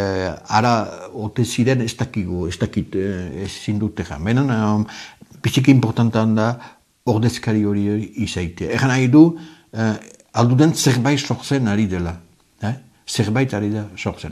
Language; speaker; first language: Basque; native; Basque